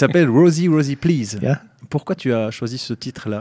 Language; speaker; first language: French; native; French